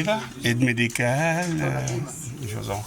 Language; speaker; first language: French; non-native, fluent; Arabic